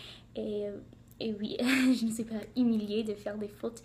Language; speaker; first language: French; non-native, learner; English